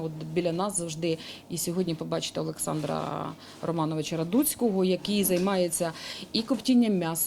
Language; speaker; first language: Ukrainian; native; Ukrainian